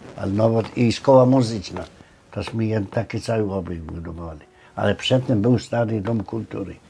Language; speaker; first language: Polish; native; Polish